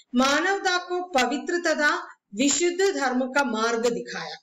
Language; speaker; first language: Hindi; non-native, local second language; Malayalam